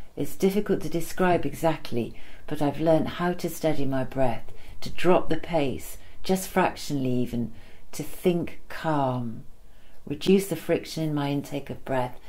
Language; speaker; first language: English; native; English